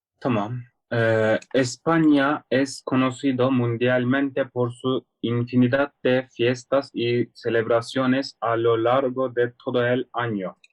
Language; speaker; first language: Spanish; non-native, learner; Turkish